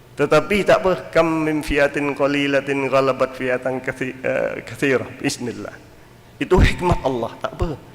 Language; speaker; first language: Malay; non-native, fluent; Western Cham